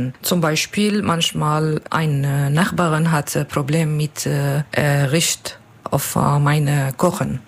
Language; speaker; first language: German; non-native, learner; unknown